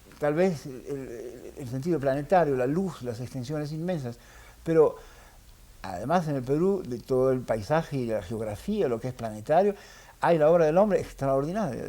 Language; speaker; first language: Spanish; early bilingual, heritage; French